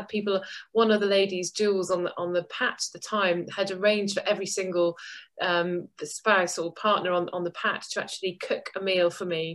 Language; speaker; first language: English; native; English